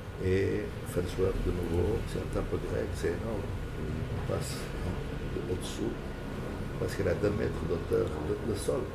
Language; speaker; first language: French; non-native, fluent; Portuguese